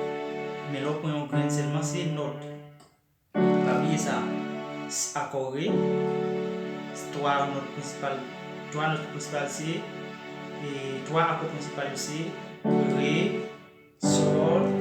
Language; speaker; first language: French; non-native, local second language; Haitian Creole